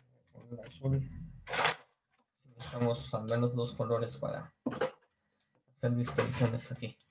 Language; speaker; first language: Spanish; native; Spanish